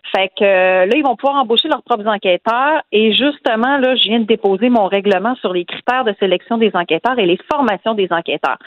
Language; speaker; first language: French; native; French